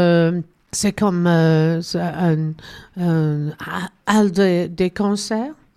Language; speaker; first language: French; non-native, learner; English